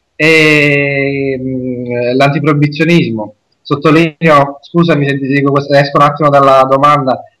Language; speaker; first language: Italian; native; Italian